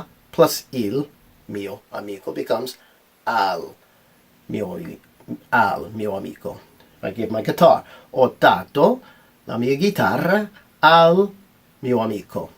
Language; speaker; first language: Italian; non-native, fluent; English